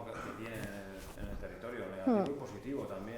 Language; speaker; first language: Spanish; native; Spanish